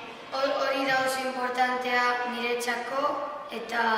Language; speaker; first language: Basque; non-native, local second language; Spanish